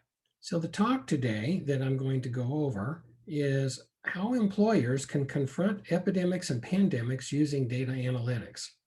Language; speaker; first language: English; native; English